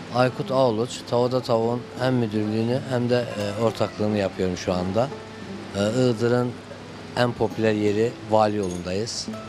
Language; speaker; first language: Turkish; native; Turkish